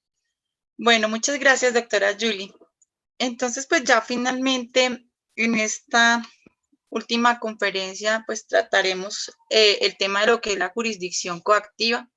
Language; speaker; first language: Spanish; native; Spanish